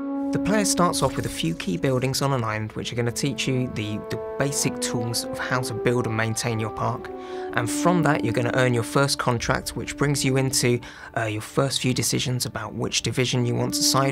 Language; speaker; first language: English; native; English